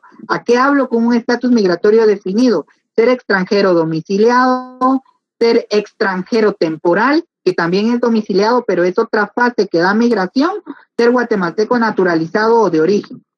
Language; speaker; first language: Spanish; native; Spanish